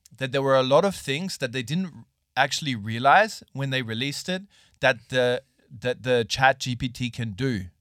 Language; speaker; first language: English; native; English